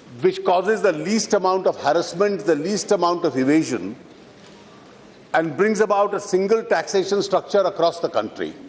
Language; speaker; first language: English; non-native, local second language; Hindi